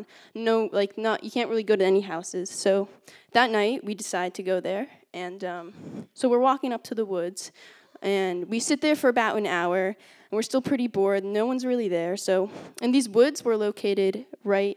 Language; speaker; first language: English; native; English